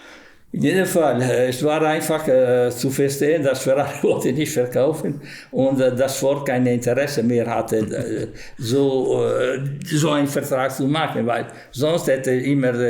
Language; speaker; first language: German; non-native, fluent; Italian